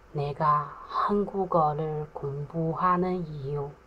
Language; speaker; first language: Korean; non-native, fluent; Chinese